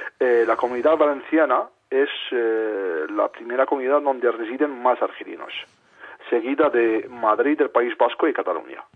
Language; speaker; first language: Spanish; non-native, fluent; Arabic